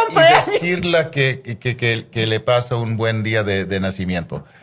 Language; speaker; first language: Spanish; non-native, fluent; English